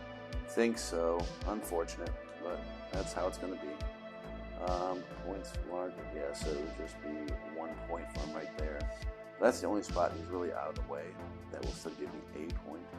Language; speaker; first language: English; native; English